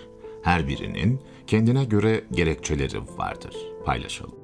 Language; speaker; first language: Turkish; native; Turkish